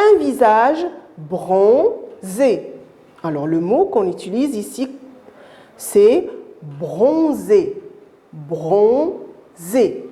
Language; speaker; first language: French; non-native, local second language; Arabic